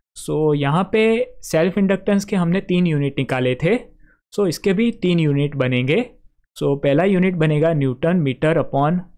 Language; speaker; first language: Hindi; non-native, local second language; Gujarati